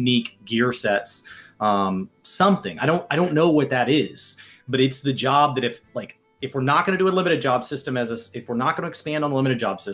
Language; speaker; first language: English; native; English